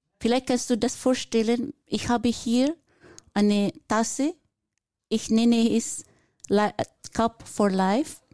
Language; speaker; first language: German; non-native, fluent; Filipino